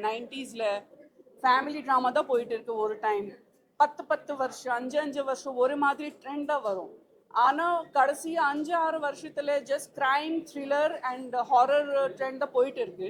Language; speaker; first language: Tamil; non-native, fluent; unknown